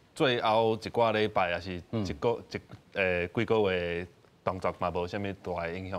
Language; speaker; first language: Min Nan Chinese; non-native, fluent; English